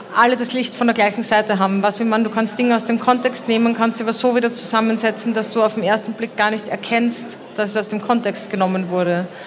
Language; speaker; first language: German; native; German